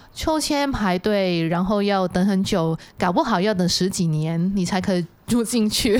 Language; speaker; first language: Chinese; non-native, local second language; Cantonese